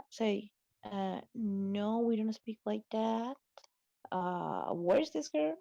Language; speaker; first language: English; non-native, learner; Spanish